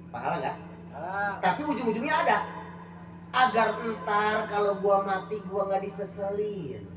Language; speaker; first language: Indonesian; native; Indonesian